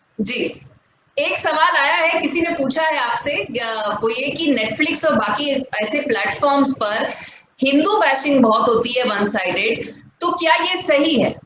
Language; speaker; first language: Hindi; native; Hindi